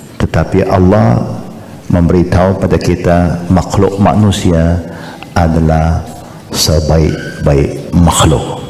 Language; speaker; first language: Malay; non-native, local second language; Chinese